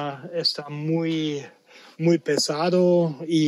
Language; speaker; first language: Spanish; non-native, learner; German